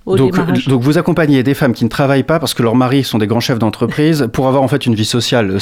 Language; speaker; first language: French; native; French